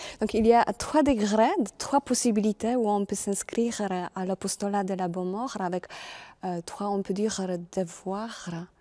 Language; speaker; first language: French; non-native, fluent; Polish